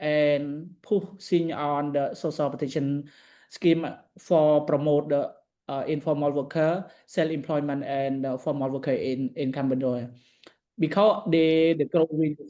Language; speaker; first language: English; non-native, learner; Khmer